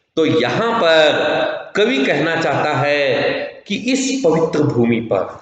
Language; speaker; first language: Hindi; non-native, local second language; Kannada